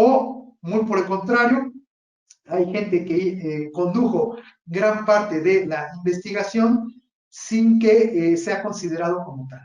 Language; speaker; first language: Spanish; native; Spanish